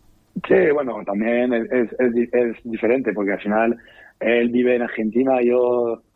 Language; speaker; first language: Spanish; non-native, fluent; French